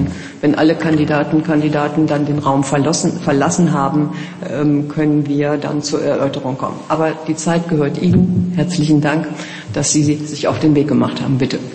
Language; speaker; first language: German; native; German